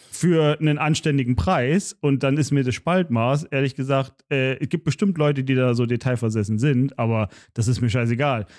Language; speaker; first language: German; native; German